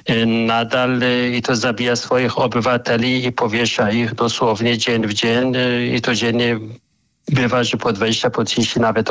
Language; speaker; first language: Polish; non-native, fluent; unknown